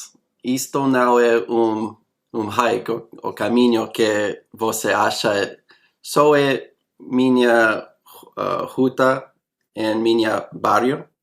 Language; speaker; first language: Portuguese; non-native, learner; English